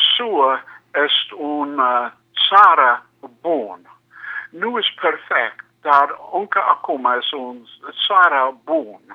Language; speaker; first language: Romanian; non-native, learner; English